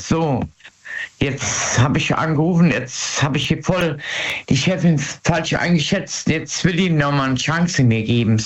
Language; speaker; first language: German; native; German